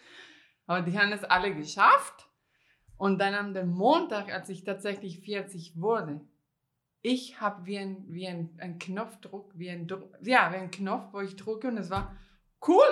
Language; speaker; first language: German; non-native, fluent; Spanish